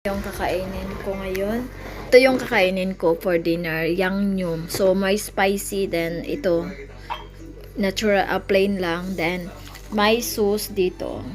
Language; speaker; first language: Filipino; non-native, local second language; Cebuano